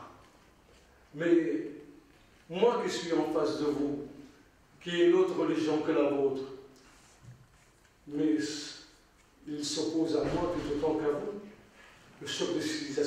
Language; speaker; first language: French; non-native, local second language; Arabic